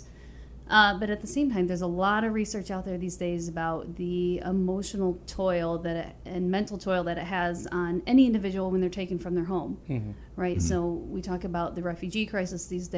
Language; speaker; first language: English; native; English